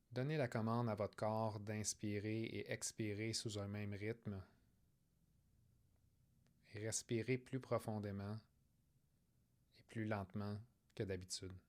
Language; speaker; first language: French; native; French